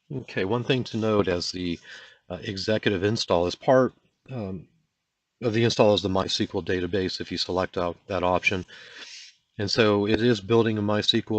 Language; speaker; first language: English; native; English